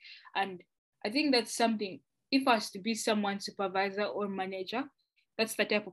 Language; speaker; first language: English; non-native, local second language; Ganda